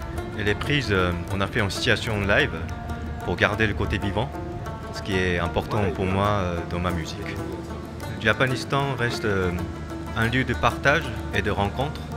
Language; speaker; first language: French; non-native, fluent; Japanese